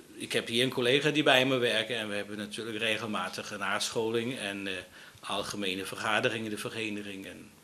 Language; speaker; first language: Dutch; non-native, fluent; Danish